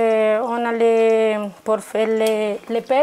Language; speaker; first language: French; non-native, learner; Spanish